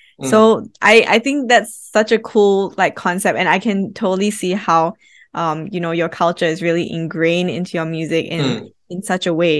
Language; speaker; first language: English; native; English